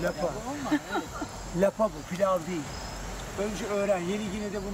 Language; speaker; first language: Turkish; native; Turkish